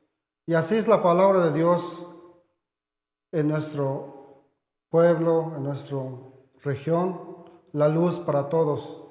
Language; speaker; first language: Spanish; non-native, local second language; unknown